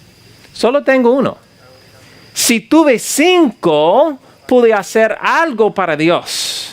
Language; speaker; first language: Spanish; non-native, fluent; English